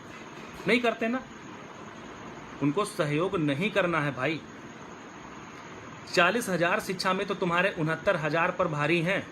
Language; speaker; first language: Hindi; native; Hindi